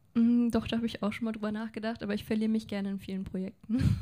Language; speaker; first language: German; native; German